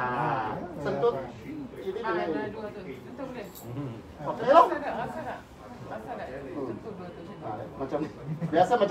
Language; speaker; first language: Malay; non-native, local second language; Cantonese